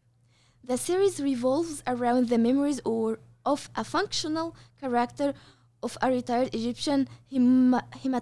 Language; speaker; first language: English; non-native, fluent; Arabic